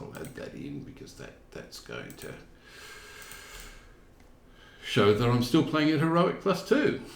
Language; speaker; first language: English; native; English